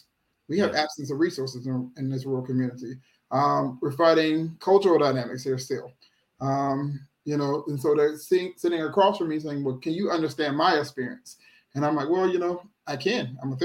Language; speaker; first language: English; native; English